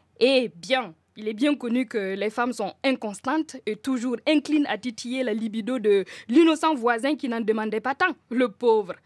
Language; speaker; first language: French; non-native, local second language; Mossi